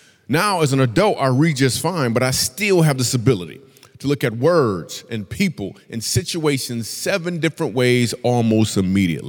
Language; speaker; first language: English; native; English